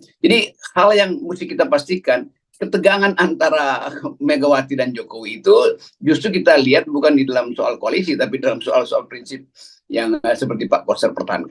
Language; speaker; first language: Indonesian; native; Indonesian